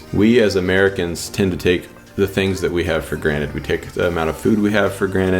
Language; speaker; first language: English; native; English